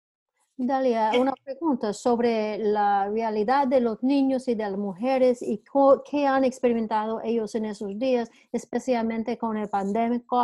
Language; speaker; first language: Spanish; non-native, fluent; English